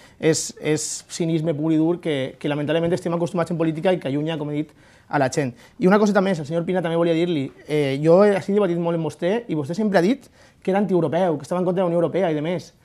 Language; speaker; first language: Catalan; native; Catalan